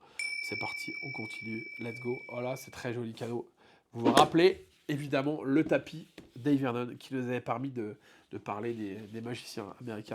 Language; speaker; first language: French; native; French